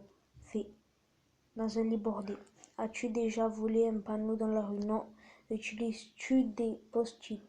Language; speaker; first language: French; native; French